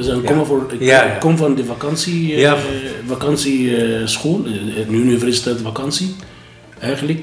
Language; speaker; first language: Dutch; non-native, learner; Arabic